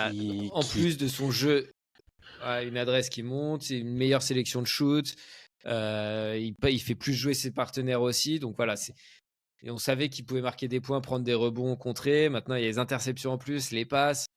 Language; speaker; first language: French; native; French